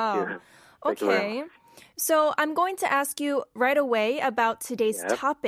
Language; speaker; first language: English; non-native, fluent; Korean